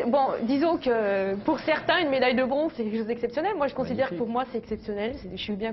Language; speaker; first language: French; native; French